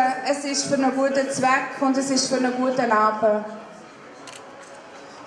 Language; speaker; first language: German; native; German